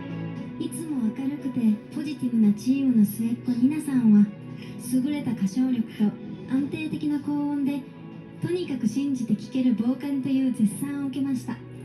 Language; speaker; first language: Japanese; native; Japanese